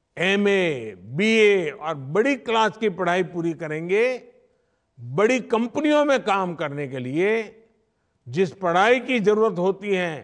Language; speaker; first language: Hindi; non-native, local second language; Gujarati